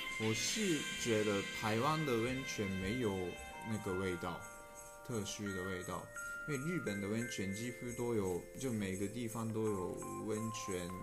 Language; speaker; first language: Chinese; non-native, learner; Japanese